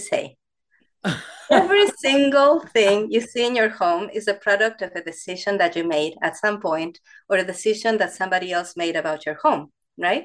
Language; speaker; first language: English; non-native, fluent; Spanish